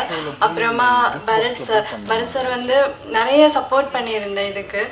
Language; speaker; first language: Tamil; non-native, learner; Malayalam